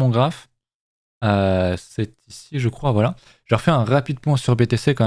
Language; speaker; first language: French; native; French